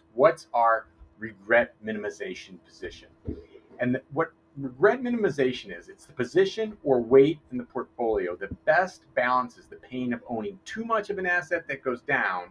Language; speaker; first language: English; native; English